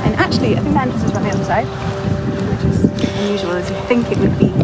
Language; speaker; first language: English; native; English